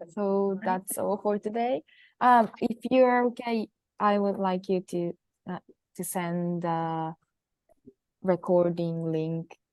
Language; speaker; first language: English; non-native, fluent; Japanese